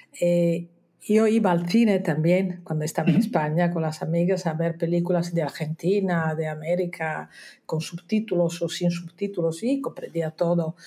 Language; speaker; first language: Spanish; non-native, fluent; Italian